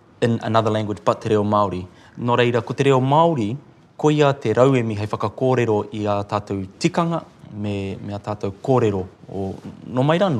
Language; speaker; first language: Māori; non-native, local second language; English